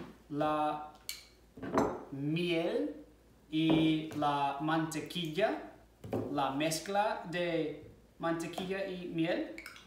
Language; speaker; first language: Spanish; non-native, fluent; English